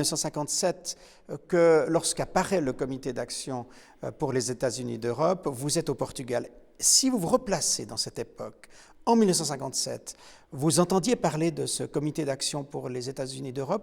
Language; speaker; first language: French; native; French